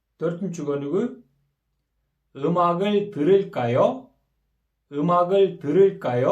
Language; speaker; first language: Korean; non-native, fluent; Kyrgyz